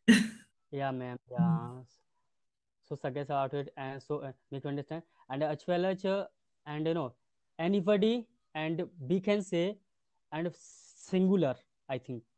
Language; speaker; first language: English; non-native, learner; Hindi